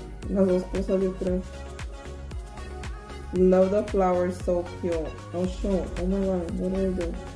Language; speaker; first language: English; early bilingual, other home language; Spanish